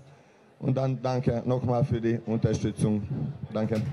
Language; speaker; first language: German; non-native, learner; Hungarian